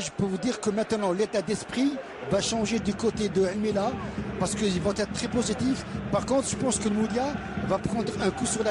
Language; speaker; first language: French; non-native, local second language; Arabic